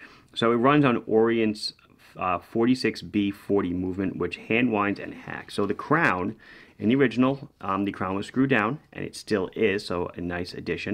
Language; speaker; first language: English; native; English